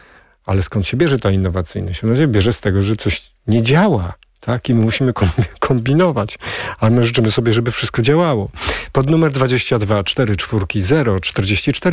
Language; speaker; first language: Polish; native; Polish